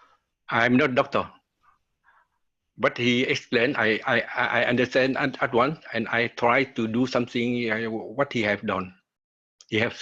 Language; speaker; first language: English; non-native, learner; Vietnamese